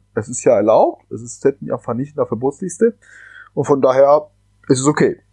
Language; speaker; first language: German; non-native, fluent; Spanish